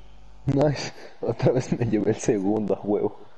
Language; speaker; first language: Spanish; native; Spanish